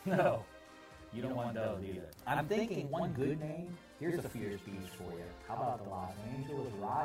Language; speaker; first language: English; native; English